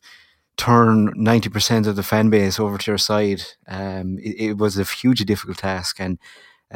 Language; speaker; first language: English; native; English